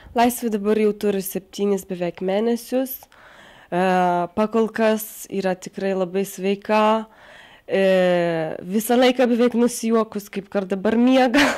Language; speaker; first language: Lithuanian; native; Lithuanian